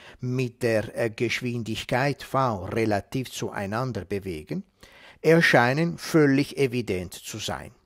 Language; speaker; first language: German; non-native, fluent; Italian